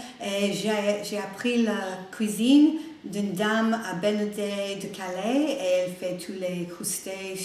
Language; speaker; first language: French; non-native, learner; English